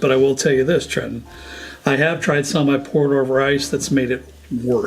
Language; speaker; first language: English; native; English